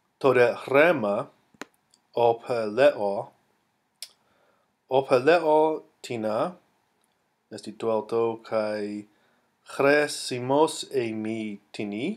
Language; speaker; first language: Greek; non-native, fluent; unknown